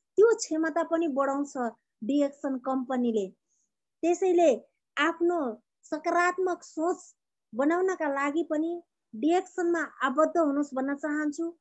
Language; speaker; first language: Nepali; native; Nepali